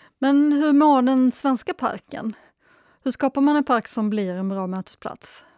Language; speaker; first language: Swedish; native; Swedish